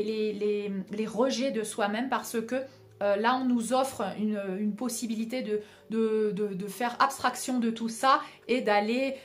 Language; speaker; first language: French; native; French